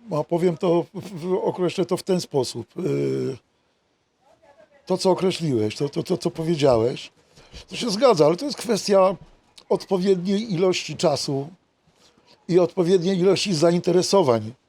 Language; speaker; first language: Polish; native; Polish